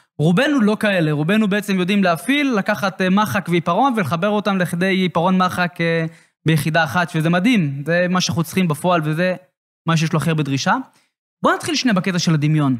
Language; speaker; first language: Hebrew; native; Hebrew